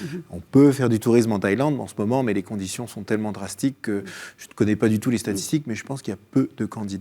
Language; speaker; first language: French; native; French